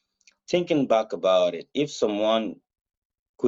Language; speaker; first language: English; non-native, fluent; Mossi